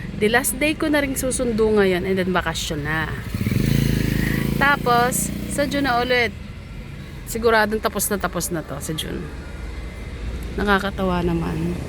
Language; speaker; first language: Filipino; native; Filipino